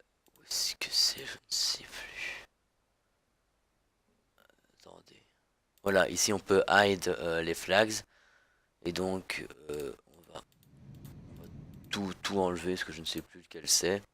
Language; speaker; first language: French; native; French